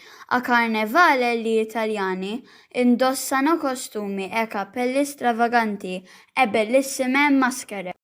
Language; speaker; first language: Italian; non-native, learner; Maltese